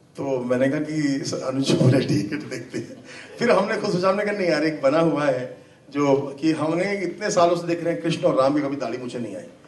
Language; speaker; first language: Hindi; native; Hindi